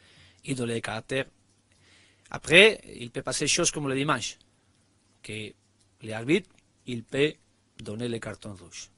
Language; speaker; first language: French; non-native, learner; Spanish